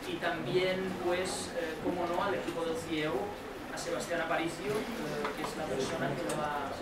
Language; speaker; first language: Spanish; non-native, local second language; Catalan